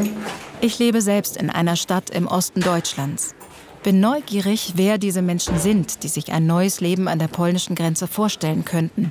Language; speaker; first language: German; native; German